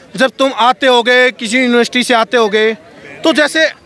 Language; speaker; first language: Hindi; native; Hindi